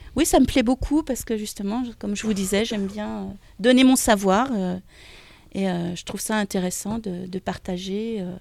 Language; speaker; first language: French; native; French